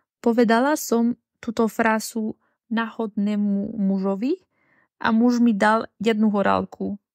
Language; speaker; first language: Slovak; non-native, learner; Spanish